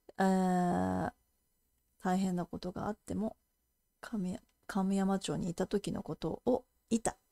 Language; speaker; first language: Japanese; native; Japanese